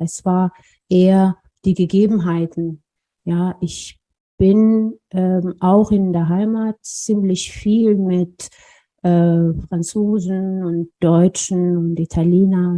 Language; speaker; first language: German; non-native, fluent; Amharic